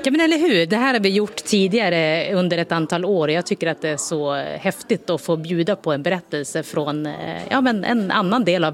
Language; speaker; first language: Swedish; native; Swedish